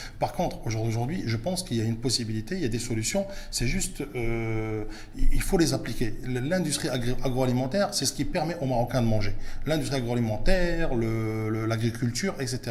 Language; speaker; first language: French; early bilingual, other home language; Arabic